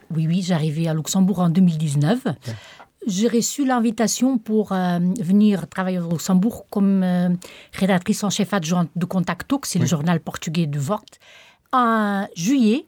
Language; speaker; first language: French; non-native, fluent; Portuguese